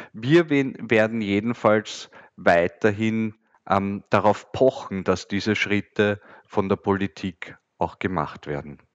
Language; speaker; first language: German; native; German